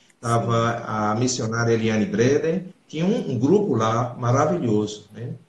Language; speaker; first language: Portuguese; native; Portuguese